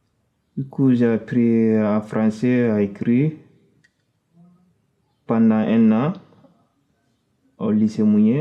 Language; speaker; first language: French; non-native, fluent; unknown